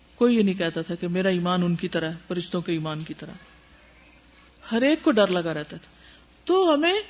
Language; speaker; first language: Urdu; native; Urdu